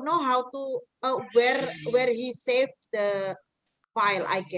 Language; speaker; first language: English; non-native, fluent; Indonesian